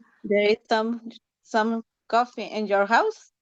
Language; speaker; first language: English; non-native, learner; Spanish